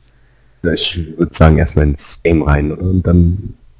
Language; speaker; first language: German; native; German